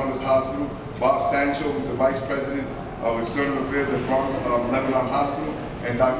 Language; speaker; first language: English; early bilingual, other home language; Spanish